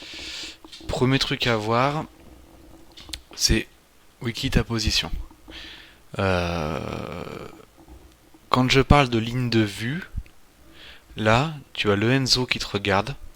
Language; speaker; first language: French; native; French